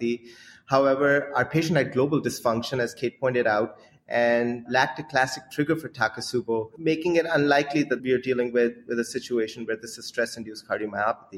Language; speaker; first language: English; non-native, local second language; Hindi